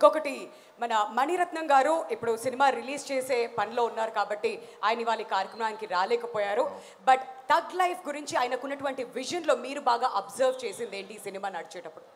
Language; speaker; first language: Telugu; native; Telugu